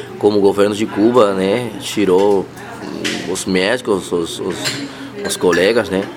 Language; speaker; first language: Portuguese; non-native, fluent; Spanish